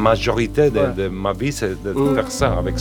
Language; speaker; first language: French; non-native, fluent; English